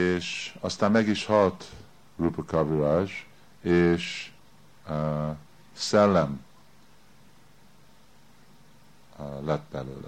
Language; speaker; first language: Hungarian; early bilingual, heritage; Hungarian